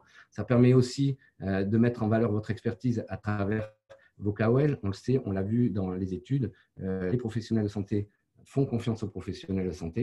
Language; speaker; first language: French; native; French